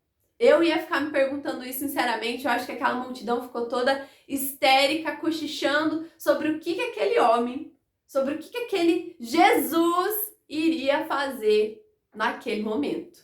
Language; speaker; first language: Portuguese; native; Portuguese